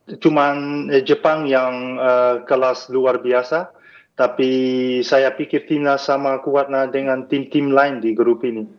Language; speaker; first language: Indonesian; non-native, fluent; Dutch